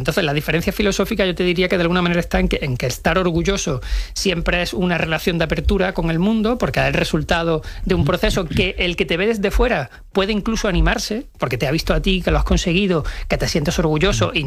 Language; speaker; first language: Spanish; native; Spanish